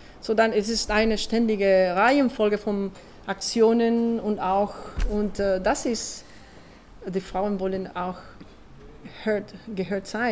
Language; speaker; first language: German; non-native, learner; Spanish